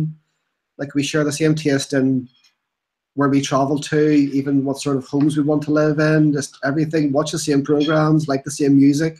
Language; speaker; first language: English; native; English